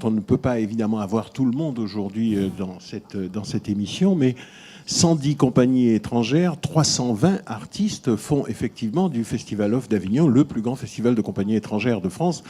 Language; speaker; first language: French; native; French